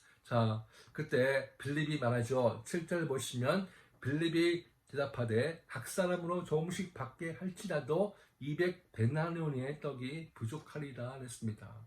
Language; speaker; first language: Korean; native; Korean